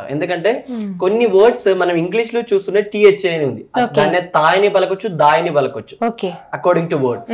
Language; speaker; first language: Telugu; non-native, local second language; Malayalam